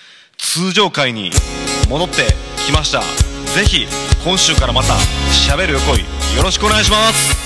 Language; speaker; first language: Japanese; native; Japanese